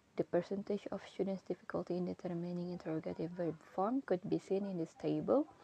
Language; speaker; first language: English; non-native, fluent; Indonesian